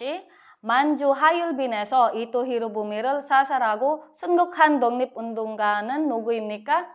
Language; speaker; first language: Korean; non-native, fluent; Filipino